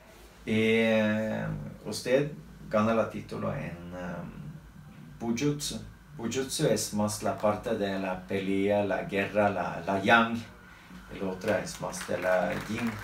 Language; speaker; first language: Spanish; non-native, learner; Norwegian